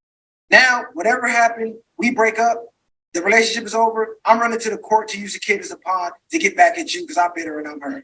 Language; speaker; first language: English; native; English